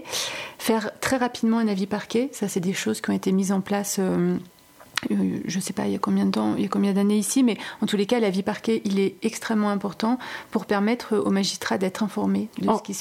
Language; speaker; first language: French; native; French